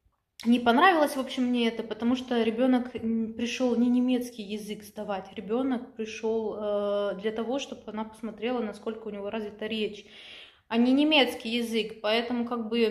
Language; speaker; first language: Russian; native; Russian